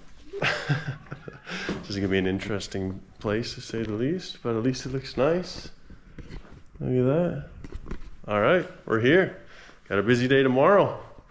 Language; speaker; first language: English; native; English